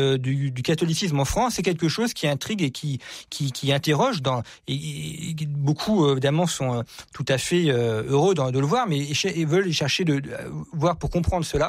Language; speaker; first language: French; native; French